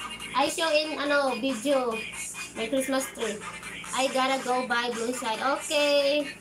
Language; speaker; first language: English; non-native, learner; Filipino